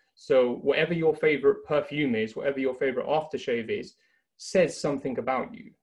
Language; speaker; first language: English; native; English